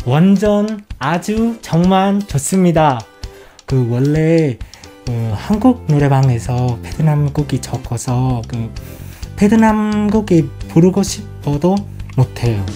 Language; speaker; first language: Korean; non-native, learner; Vietnamese